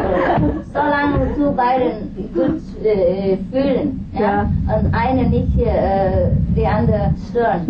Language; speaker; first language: German; non-native, learner; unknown